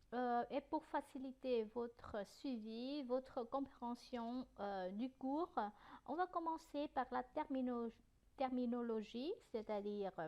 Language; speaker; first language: French; non-native, fluent; Vietnamese